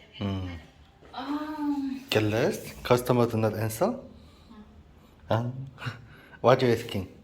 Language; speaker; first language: English; non-native, learner; Korean